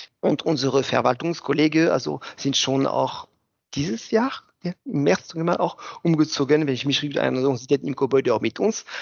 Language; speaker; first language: German; non-native, fluent; French